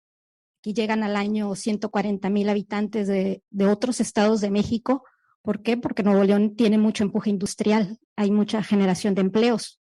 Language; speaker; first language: Spanish; native; Spanish